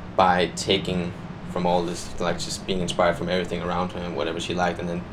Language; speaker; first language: English; non-native, fluent; Danish